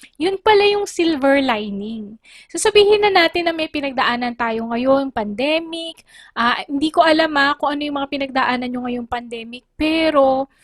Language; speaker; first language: Filipino; native; Filipino